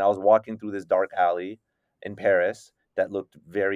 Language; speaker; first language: English; native; English